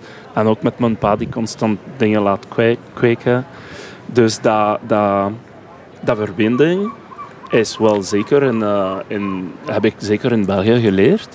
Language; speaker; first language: Dutch; non-native, local second language; French